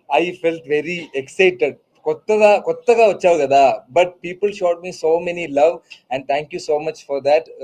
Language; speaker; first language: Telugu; non-native, learner; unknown